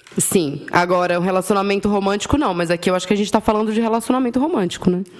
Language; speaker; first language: Portuguese; native; Portuguese